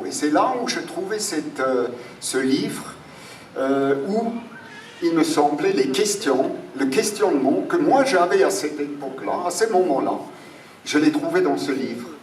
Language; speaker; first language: French; non-native, fluent; German